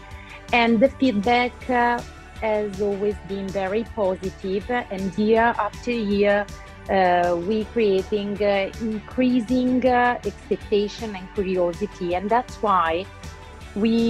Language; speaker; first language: English; non-native, local second language; Italian